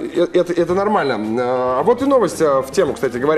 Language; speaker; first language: Russian; native; Russian